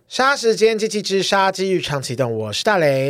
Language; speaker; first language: Chinese; native; Chinese